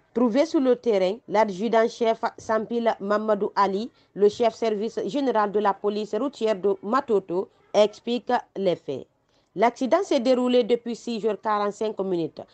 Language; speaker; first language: French; non-native, local second language; Fula